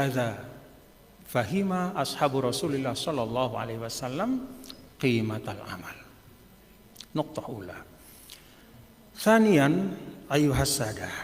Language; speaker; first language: Arabic; non-native, fluent; Indonesian